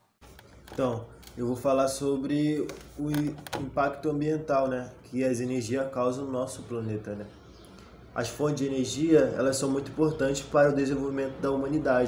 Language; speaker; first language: Portuguese; native; Portuguese